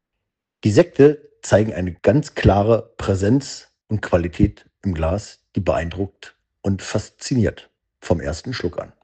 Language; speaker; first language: German; native; German